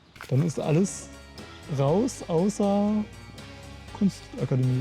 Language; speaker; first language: German; native; German